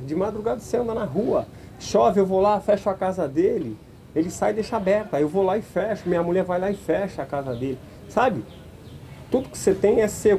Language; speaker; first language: Portuguese; native; Portuguese